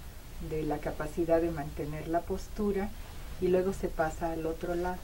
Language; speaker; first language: Spanish; native; Spanish